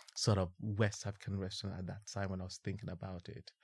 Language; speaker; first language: English; non-native, local second language; Yoruba